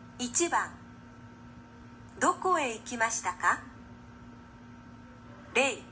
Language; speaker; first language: Japanese; non-native, learner; Filipino